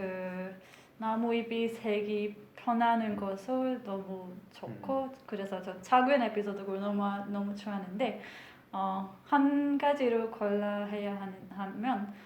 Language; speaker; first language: Korean; non-native, fluent; Hungarian